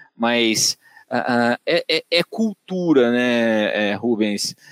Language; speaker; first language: Portuguese; native; Portuguese